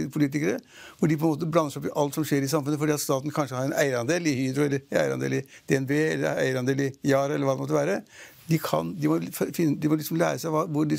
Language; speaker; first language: Norwegian; native; Norwegian